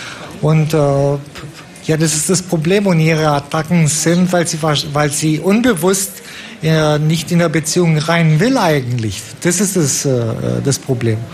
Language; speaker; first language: German; non-native, fluent; Romanian